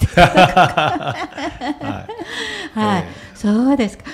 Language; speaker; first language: Japanese; native; Japanese